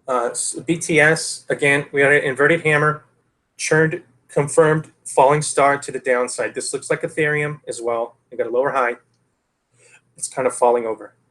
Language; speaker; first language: English; native; English